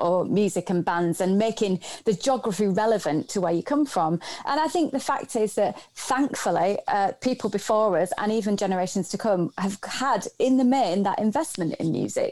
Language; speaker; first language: English; native; English